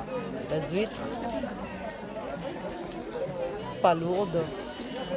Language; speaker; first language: French; non-native, learner; Malay